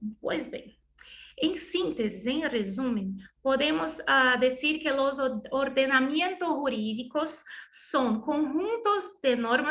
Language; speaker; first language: Spanish; non-native, learner; Portuguese